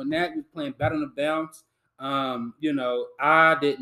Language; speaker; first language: English; native; English